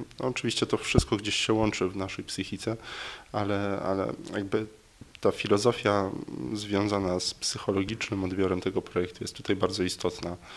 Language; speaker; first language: Polish; native; Polish